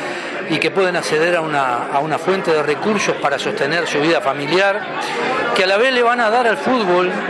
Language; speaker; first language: Spanish; native; Spanish